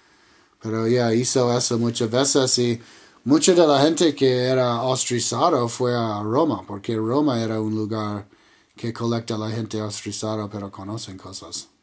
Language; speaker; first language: Spanish; non-native, learner; English